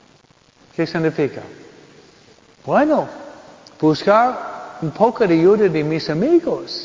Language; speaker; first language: Spanish; non-native, fluent; English